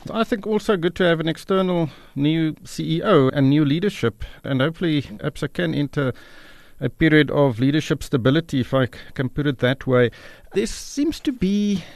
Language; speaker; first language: English; non-native, local second language; Afrikaans